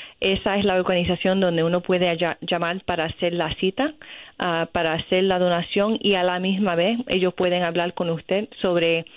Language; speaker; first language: Spanish; early bilingual, other home language; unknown